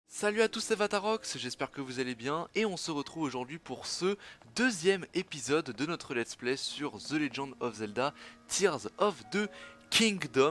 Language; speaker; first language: French; native; French